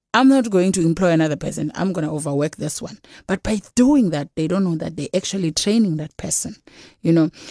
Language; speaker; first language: English; non-native, local second language; Xhosa